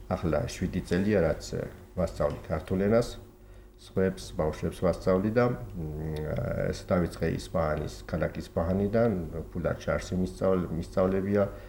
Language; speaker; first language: Georgian; early bilingual, heritage; Georgian